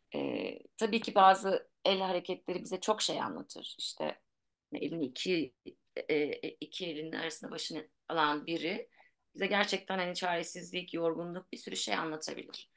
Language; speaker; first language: Turkish; native; Turkish